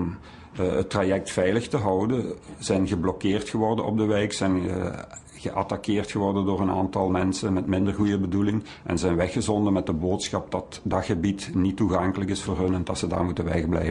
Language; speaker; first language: Dutch; native; Dutch